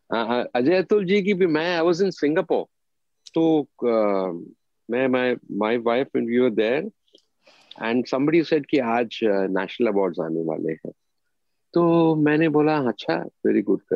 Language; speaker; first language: English; non-native, local second language; Tamil